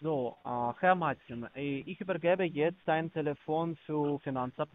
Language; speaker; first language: German; non-native, learner; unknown